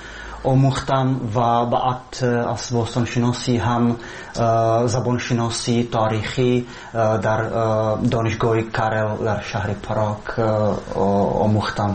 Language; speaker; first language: Persian; non-native, fluent; Czech